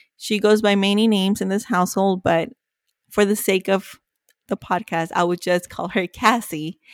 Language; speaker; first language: English; early bilingual, other home language; Spanish